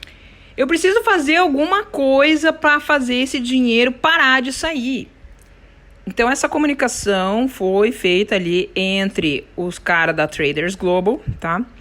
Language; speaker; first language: Portuguese; native; Portuguese